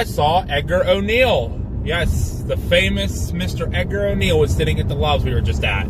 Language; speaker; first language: English; native; English